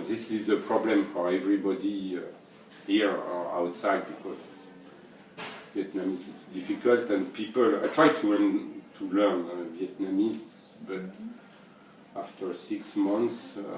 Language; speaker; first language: English; non-native, learner; French